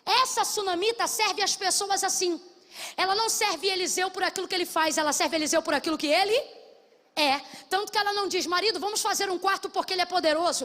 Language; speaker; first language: Portuguese; native; Portuguese